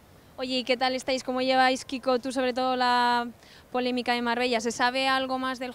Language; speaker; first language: Spanish; native; Spanish